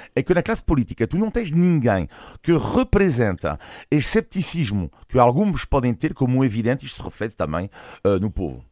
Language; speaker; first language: Portuguese; non-native, fluent; French